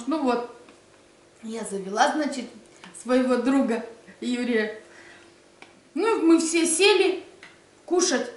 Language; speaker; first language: Russian; native; Russian